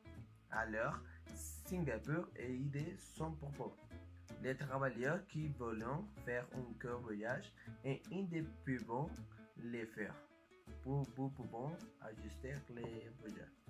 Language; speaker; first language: French; non-native, learner; Spanish